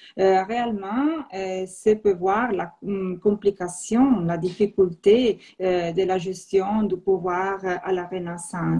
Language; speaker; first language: French; non-native, learner; Italian